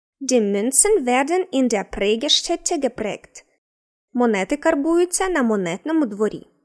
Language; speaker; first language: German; non-native, fluent; Ukrainian